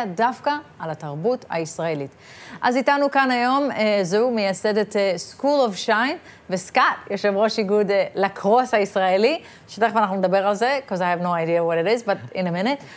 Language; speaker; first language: Hebrew; native; Hebrew